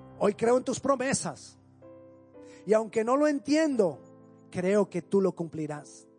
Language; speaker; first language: Spanish; native; Spanish